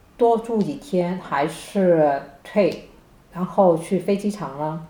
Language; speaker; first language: Chinese; non-native, local second language; Cantonese